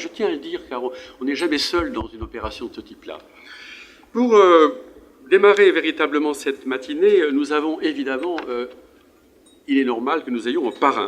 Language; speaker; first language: French; native; French